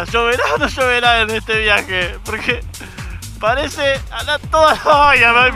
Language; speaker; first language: Spanish; native; Spanish